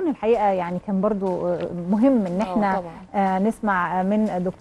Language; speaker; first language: Arabic; native; Arabic